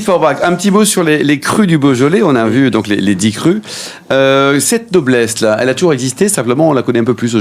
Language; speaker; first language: French; native; French